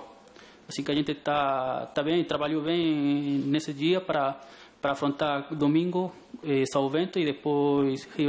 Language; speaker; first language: Portuguese; non-native, fluent; Spanish